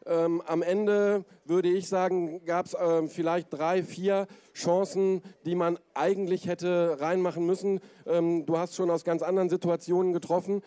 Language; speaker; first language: German; native; German